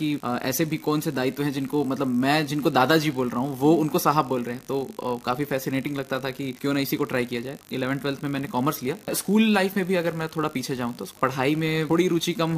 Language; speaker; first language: Hindi; native; Hindi